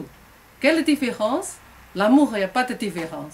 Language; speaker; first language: French; non-native, learner; Chinese